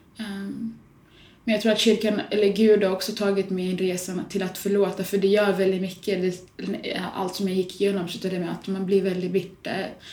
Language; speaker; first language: Swedish; early bilingual, other home language; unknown